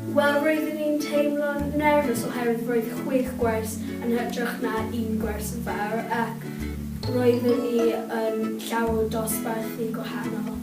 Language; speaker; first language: Welsh; non-native, local second language; English